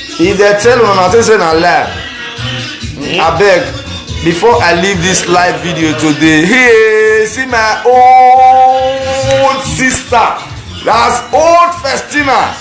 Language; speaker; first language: Nigerian Pidgin; non-native, local second language; Bini